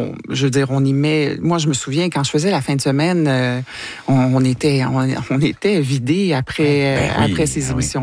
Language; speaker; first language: French; native; French